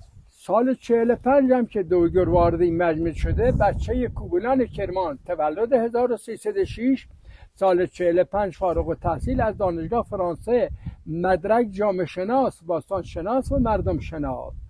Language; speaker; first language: Persian; native; Persian